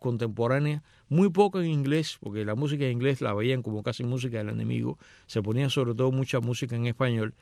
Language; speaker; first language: Spanish; native; Spanish